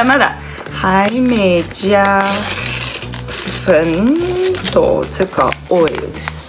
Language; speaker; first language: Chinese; non-native, learner; Japanese